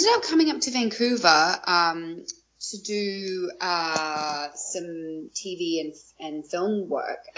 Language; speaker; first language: English; native; English